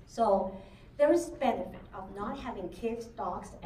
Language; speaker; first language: English; non-native, fluent; Chinese